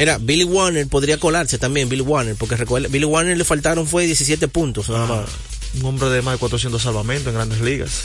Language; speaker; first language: Spanish; native; Spanish